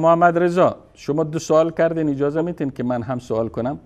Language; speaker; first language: Persian; native; Persian